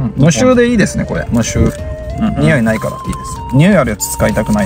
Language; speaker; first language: Japanese; native; Japanese